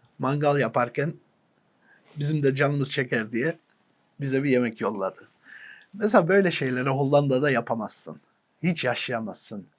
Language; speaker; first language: Turkish; early bilingual, heritage; Turkish